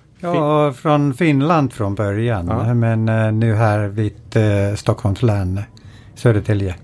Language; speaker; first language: Swedish; non-native, fluent; Finnish